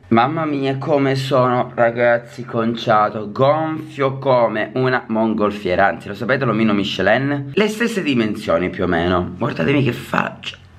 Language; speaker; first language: Italian; native; Italian